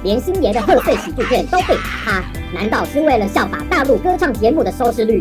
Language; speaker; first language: Chinese; native; Chinese